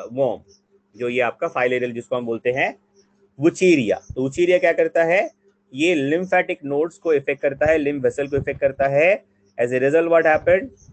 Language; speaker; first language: Hindi; non-native, local second language; Bangla